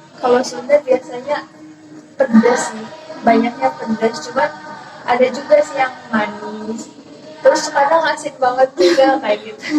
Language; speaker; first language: Indonesian; non-native, local second language; Sundanese